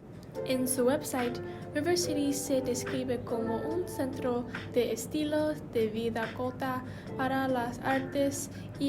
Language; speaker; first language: Spanish; non-native, learner; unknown